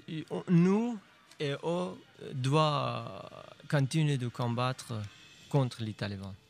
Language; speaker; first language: French; non-native, learner; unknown